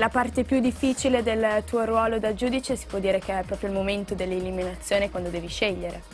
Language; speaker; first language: Italian; native; Italian